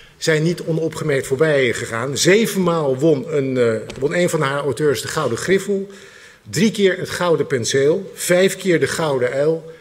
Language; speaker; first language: Dutch; native; Dutch